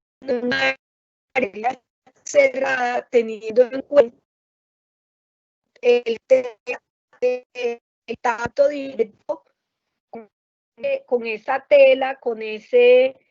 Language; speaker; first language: Spanish; native; Spanish